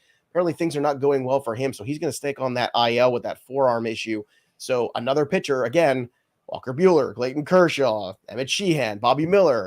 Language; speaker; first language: English; native; English